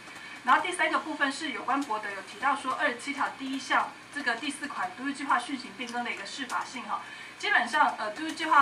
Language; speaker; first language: Chinese; native; Chinese